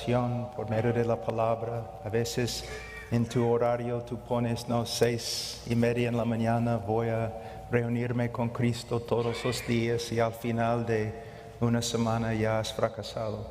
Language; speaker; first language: Spanish; non-native, fluent; English